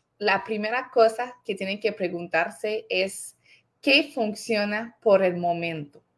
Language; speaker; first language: Spanish; non-native, fluent; French